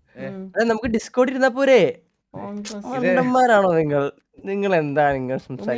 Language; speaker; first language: Malayalam; native; Malayalam